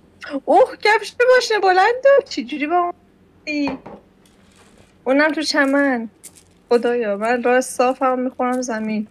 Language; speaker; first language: Persian; native; Persian